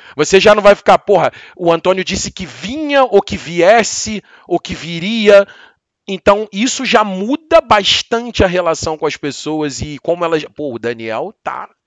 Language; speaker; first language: Portuguese; native; Portuguese